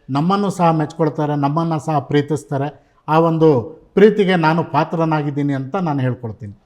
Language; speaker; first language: Kannada; non-native, local second language; Urdu